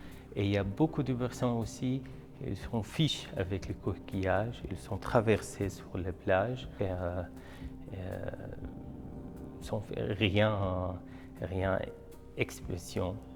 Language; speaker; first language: French; non-native, learner; Arabic